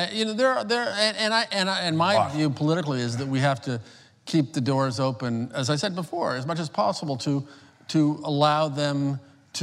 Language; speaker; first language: English; native; English